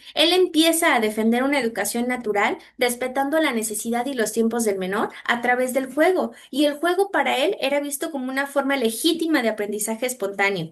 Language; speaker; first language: Spanish; native; Spanish